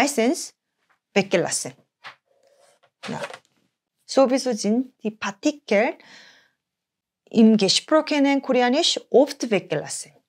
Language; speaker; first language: German; non-native, fluent; Korean